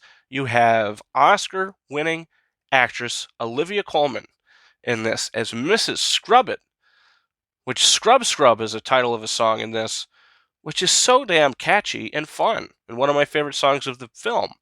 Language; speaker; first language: English; native; English